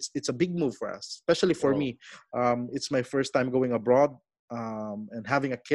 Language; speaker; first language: English; non-native, local second language; Filipino